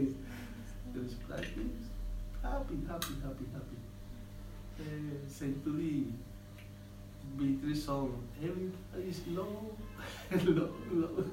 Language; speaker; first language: English; non-native, learner; Spanish